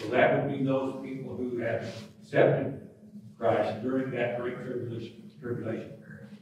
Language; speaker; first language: English; native; English